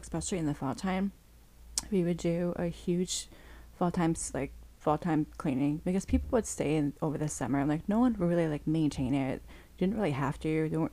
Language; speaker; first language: English; native; English